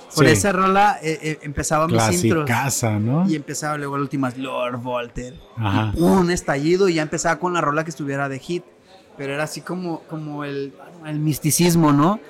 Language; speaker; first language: Spanish; native; Spanish